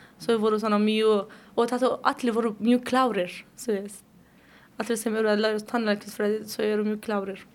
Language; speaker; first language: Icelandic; non-native, learner; Persian